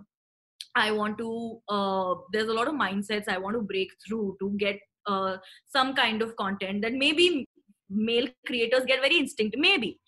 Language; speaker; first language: English; non-native, local second language; Marathi